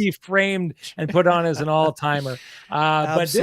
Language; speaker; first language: English; native; English